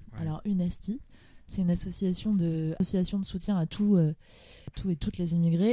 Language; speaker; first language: French; native; French